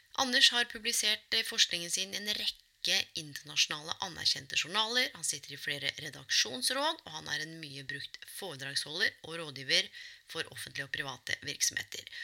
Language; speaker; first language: Norwegian; native; Norwegian